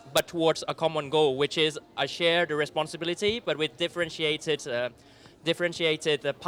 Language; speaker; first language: English; non-native, fluent; Thai